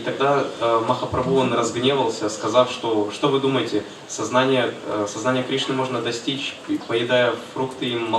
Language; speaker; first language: Russian; native; Russian